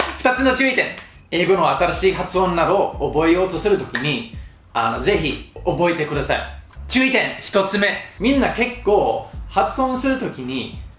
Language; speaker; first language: Japanese; non-native, fluent; English